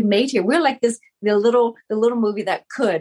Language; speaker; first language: English; non-native, fluent; Vietnamese